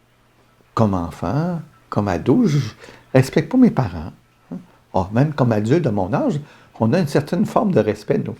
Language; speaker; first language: French; native; French